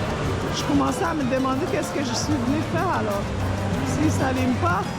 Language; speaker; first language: French; non-native, local second language; Kinyarwanda